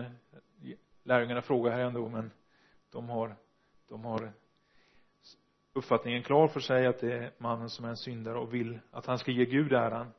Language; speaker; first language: Swedish; non-native, fluent; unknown